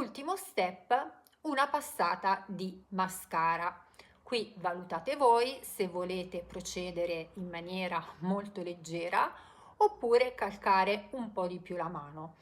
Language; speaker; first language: Italian; native; Italian